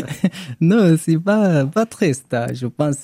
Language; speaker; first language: French; non-native, learner; Arabic